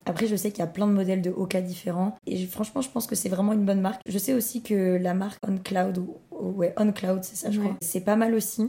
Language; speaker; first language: French; native; French